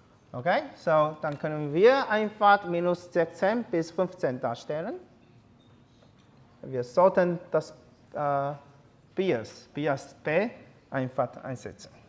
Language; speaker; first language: German; non-native, learner; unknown